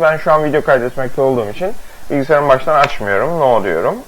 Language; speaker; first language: Turkish; native; Turkish